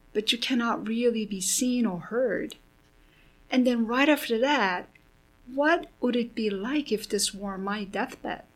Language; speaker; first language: English; early bilingual, other home language; Korean